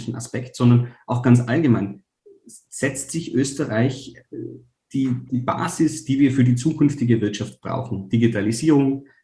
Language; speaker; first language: German; native; German